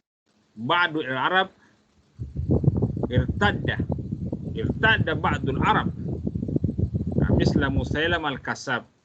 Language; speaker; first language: Arabic; non-native, fluent; Malay